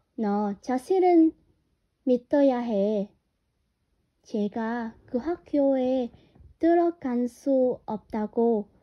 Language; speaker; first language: Korean; non-native, learner; Vietnamese